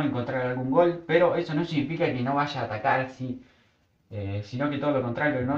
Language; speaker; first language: Spanish; native; Spanish